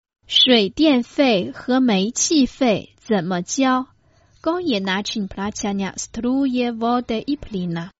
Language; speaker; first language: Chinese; non-native, fluent; Croatian